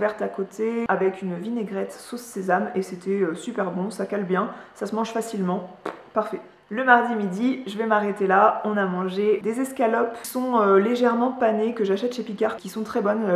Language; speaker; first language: French; native; French